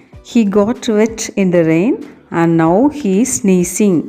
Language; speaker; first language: English; non-native, local second language; Tamil